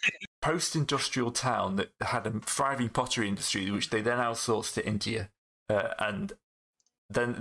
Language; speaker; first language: English; native; English